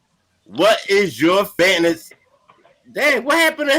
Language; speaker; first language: English; native; English